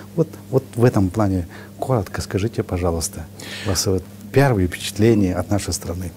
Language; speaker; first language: Russian; non-native, local second language; Kazakh